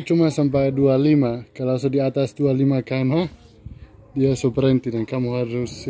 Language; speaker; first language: Indonesian; non-native, learner; German